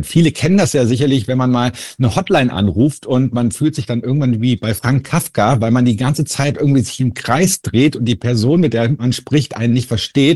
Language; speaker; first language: German; native; German